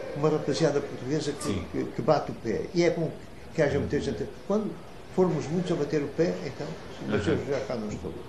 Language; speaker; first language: Portuguese; native; Portuguese